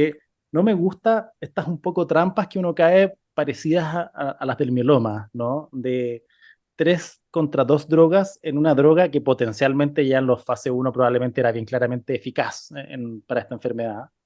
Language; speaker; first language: Spanish; native; Spanish